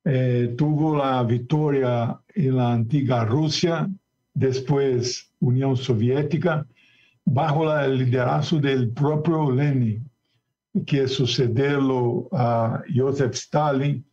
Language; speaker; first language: Spanish; non-native, learner; Portuguese